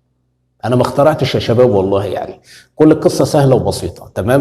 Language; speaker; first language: Arabic; native; Arabic